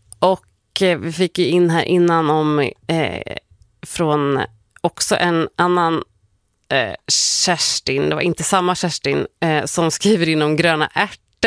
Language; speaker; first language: Swedish; native; Swedish